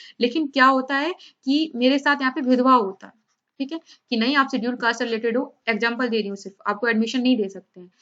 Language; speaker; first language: Hindi; native; Hindi